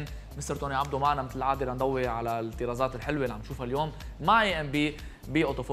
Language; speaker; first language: Arabic; native; Arabic